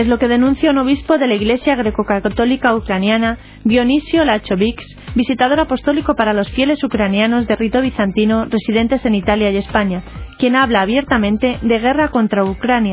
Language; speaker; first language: Spanish; native; Spanish